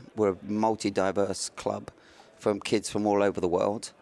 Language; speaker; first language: English; native; English